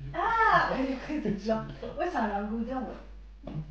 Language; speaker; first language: French; native; French